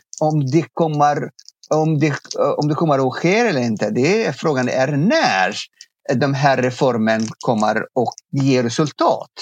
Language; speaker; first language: Swedish; non-native, fluent; Arabic